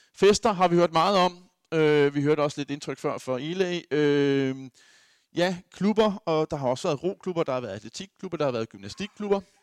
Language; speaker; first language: Danish; native; Danish